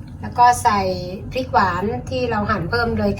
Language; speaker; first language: Thai; native; Thai